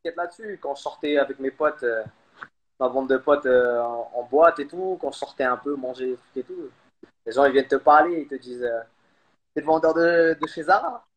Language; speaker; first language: French; early bilingual, other home language; Khmer